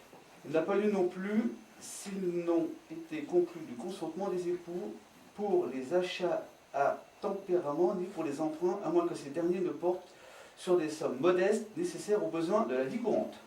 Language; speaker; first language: French; native; French